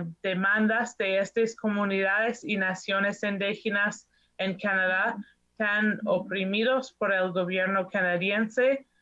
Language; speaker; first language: Spanish; non-native, learner; English